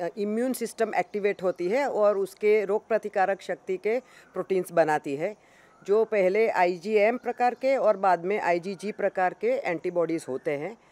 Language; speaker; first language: Hindi; non-native, local second language; Gujarati